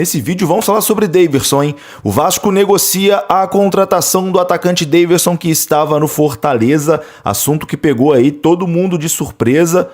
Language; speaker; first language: Portuguese; native; Portuguese